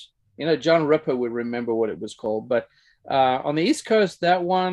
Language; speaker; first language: English; native; English